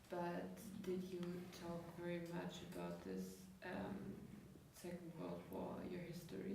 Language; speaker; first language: English; non-native, learner; German